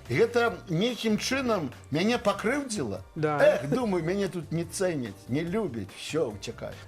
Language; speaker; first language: Belarusian; native; Belarusian